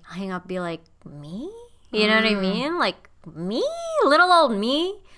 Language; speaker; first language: English; non-native, fluent; Indonesian